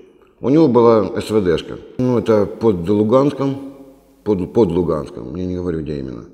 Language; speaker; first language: Russian; native; Russian